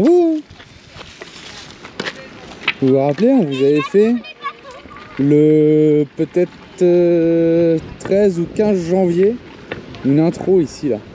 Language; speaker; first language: French; native; French